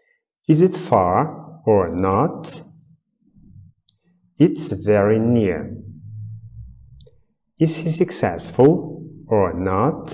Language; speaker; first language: English; non-native, fluent; Uzbek